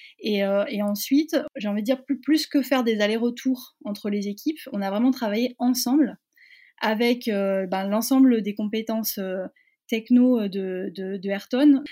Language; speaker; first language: French; native; French